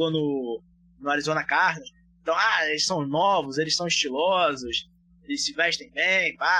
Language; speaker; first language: Portuguese; native; Portuguese